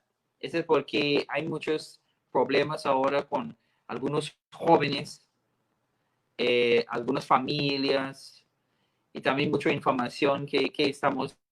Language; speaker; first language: Spanish; non-native, fluent; English